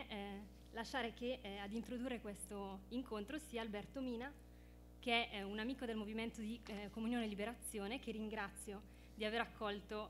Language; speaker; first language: Italian; native; Italian